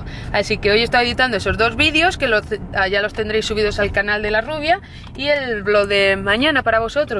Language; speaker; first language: Spanish; native; Spanish